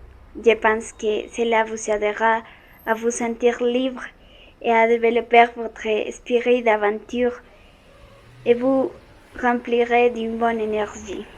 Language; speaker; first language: French; non-native, learner; Spanish